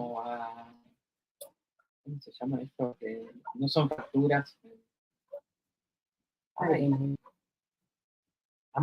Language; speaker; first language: Spanish; early bilingual, heritage; Spanish